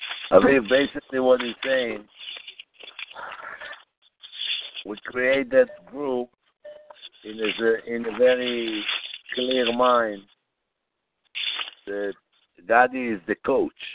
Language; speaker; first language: English; non-native, fluent; Hebrew